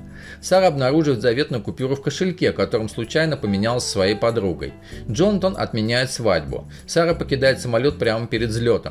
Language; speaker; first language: Russian; native; Russian